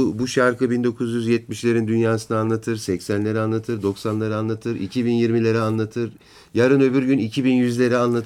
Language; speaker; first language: Turkish; native; Turkish